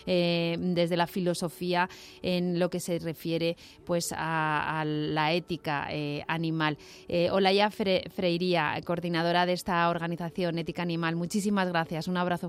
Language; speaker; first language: Spanish; native; Spanish